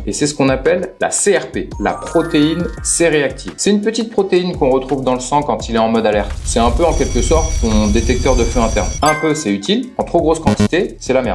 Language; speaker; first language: French; native; French